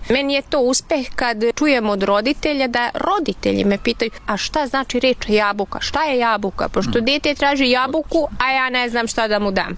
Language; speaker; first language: Serbian; non-native, local second language; Hungarian